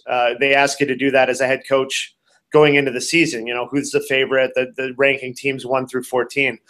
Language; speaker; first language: English; native; English